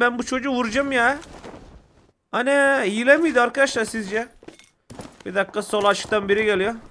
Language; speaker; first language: Turkish; native; Turkish